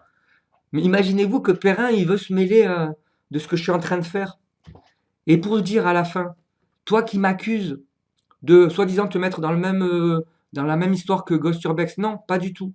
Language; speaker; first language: French; native; French